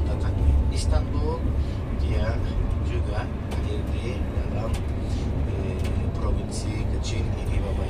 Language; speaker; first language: Indonesian; non-native, fluent; Turkish